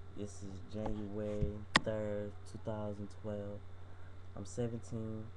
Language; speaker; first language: English; native; English